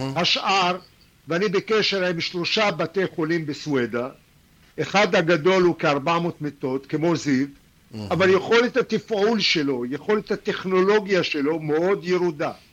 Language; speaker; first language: Hebrew; non-native, local second language; Arabic